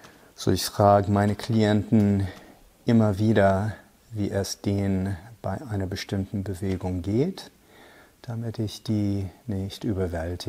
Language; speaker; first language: German; non-native, fluent; English